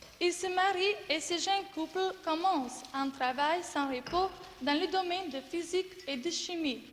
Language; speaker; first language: French; non-native, learner; Macedonian